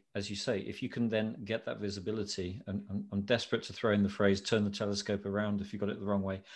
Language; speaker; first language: English; native; English